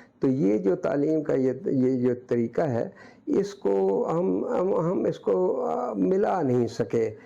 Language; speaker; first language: Urdu; non-native, local second language; Saraiki